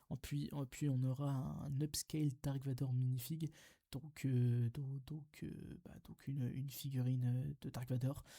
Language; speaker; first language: French; native; French